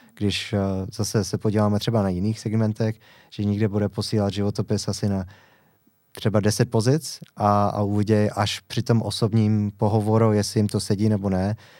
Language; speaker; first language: Czech; non-native, fluent; English